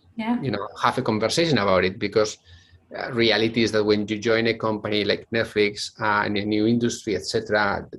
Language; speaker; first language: English; non-native, fluent; Spanish